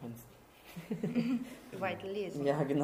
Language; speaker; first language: German; non-native, learner; Russian